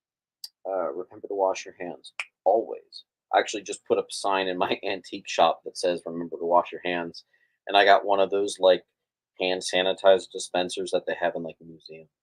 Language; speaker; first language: English; native; English